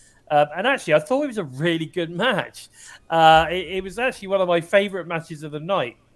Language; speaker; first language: English; native; English